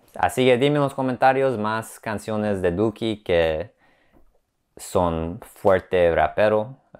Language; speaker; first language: Spanish; non-native, learner; English